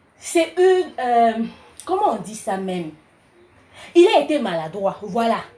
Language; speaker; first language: French; non-native, local second language; Lingala